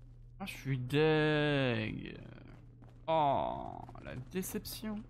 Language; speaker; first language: French; native; French